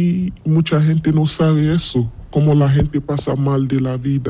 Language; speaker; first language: Spanish; non-native, learner; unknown